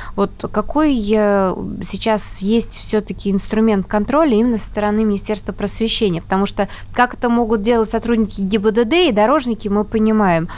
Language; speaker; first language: Russian; native; Russian